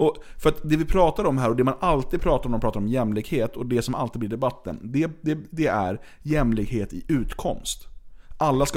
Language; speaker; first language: Swedish; native; Swedish